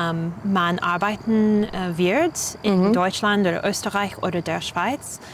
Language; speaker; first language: German; non-native, learner; English